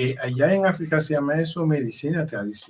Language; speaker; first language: Spanish; non-native, learner; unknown